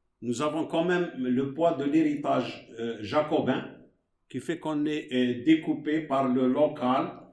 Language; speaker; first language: French; non-native, local second language; Arabic